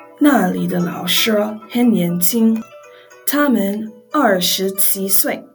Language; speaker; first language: Chinese; non-native, learner; English